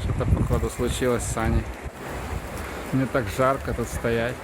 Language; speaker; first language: Russian; native; Russian